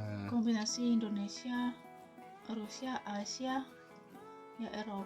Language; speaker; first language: Indonesian; non-native, fluent; Russian